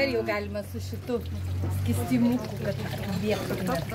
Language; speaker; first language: Lithuanian; native; Lithuanian